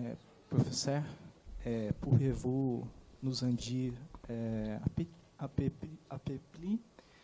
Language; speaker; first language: French; non-native, fluent; Portuguese